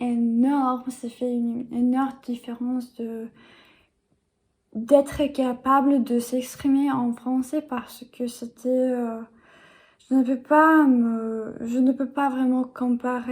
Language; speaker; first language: French; non-native, learner; English